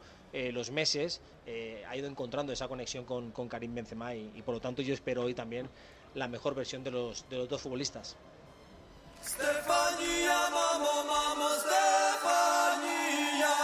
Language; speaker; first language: Spanish; native; Spanish